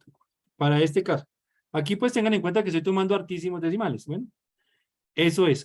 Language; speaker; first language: Spanish; native; Spanish